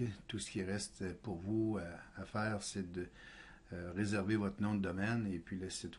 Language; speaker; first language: French; native; French